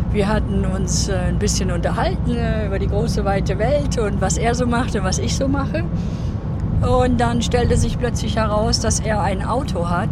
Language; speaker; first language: German; native; German